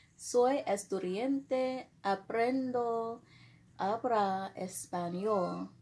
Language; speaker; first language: Spanish; non-native, learner; English